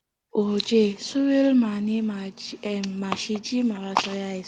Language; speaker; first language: Korean; non-native, learner; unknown